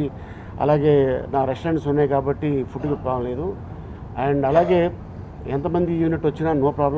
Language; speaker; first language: Telugu; native; Telugu